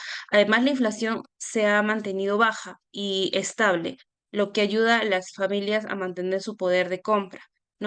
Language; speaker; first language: Spanish; native; Spanish